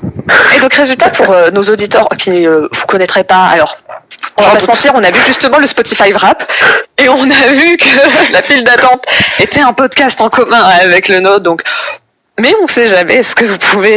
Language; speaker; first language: French; native; French